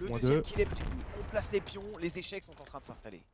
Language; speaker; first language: French; native; French